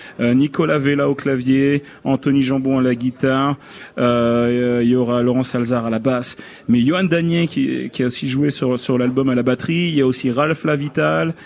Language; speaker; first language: French; native; French